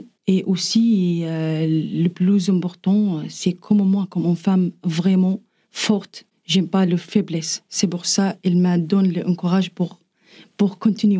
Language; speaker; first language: French; non-native, learner; Arabic